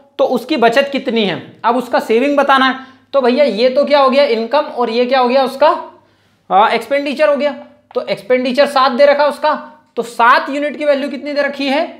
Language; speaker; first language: Hindi; native; Hindi